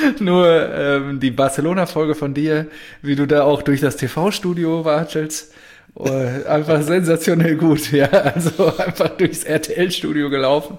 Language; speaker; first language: German; native; German